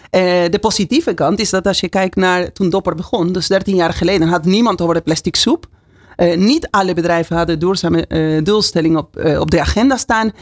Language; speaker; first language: Dutch; non-native, fluent; Spanish